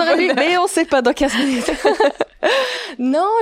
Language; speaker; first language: French; native; French